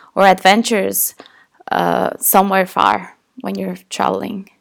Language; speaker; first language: English; non-native, fluent; Spanish